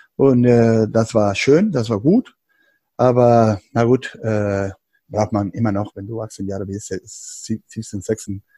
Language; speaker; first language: German; non-native, learner; Spanish